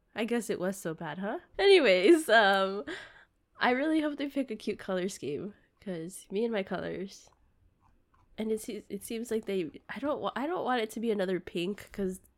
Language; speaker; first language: English; native; English